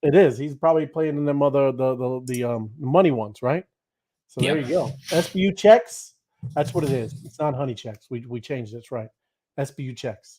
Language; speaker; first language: English; native; English